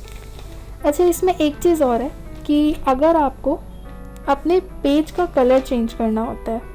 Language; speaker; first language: Hindi; native; Hindi